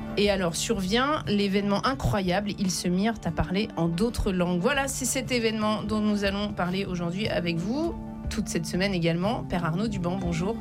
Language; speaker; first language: French; native; French